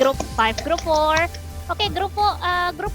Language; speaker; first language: English; non-native, fluent; Indonesian